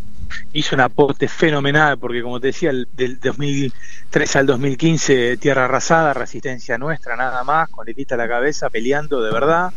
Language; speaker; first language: Spanish; native; Spanish